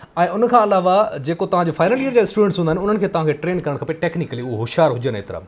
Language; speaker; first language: Sindhi; non-native, local second language; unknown